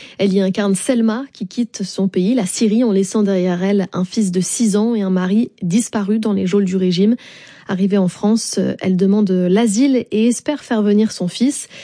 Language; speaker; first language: French; native; French